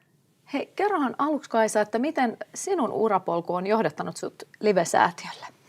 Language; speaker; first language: Finnish; native; Finnish